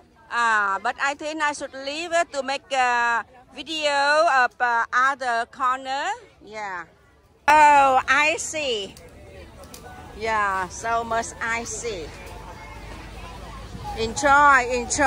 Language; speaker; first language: English; non-native, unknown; Vietnamese